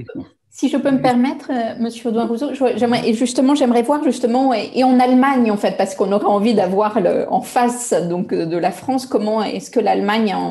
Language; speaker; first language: French; native; French